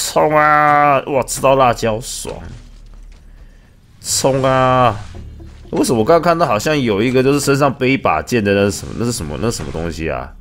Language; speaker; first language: Chinese; native; Chinese